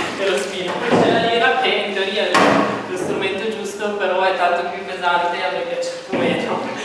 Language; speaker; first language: Italian; native; Italian